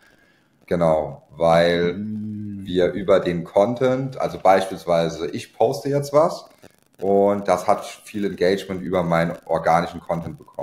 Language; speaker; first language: German; native; German